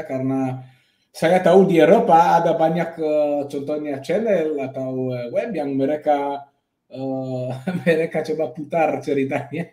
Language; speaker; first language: Indonesian; non-native, fluent; Hebrew